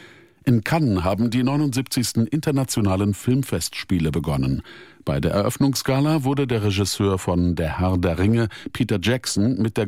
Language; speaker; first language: German; native; German